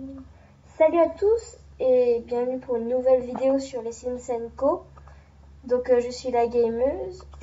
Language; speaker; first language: French; native; French